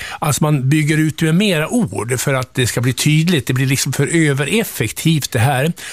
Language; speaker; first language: Swedish; native; Swedish